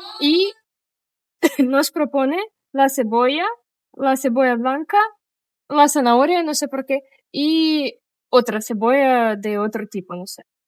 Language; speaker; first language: Spanish; non-native, fluent; Russian